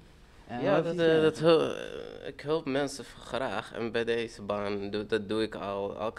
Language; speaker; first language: Dutch; non-native, fluent; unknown